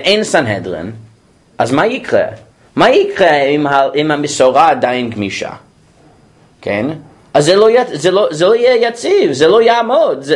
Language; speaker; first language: Hebrew; non-native, fluent; English